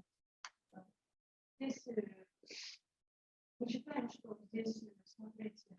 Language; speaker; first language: Russian; non-native, local second language; Kyrgyz